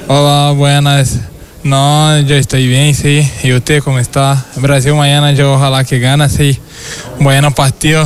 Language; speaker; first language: Spanish; non-native, learner; Portuguese